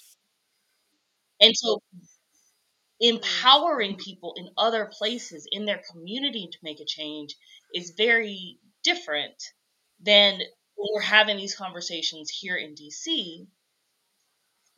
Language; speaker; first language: English; native; English